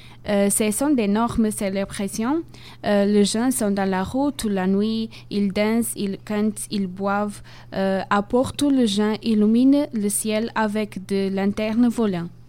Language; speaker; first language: French; non-native, fluent; Portuguese